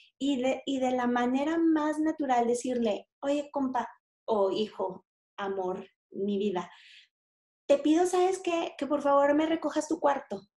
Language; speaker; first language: Spanish; native; Spanish